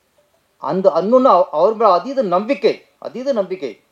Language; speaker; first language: Tamil; native; Tamil